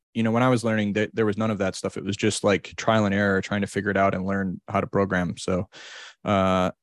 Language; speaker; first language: English; native; English